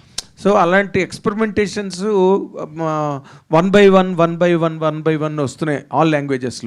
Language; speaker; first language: Telugu; native; Telugu